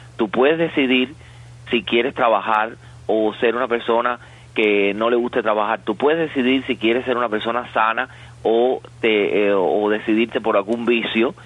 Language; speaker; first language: Spanish; native; Spanish